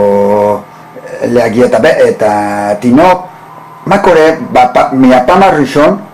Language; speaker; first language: Hebrew; non-native, learner; Spanish